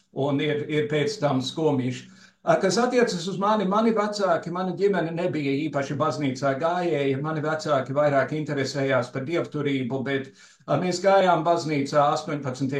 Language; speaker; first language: Latvian; early bilingual, heritage; Latvian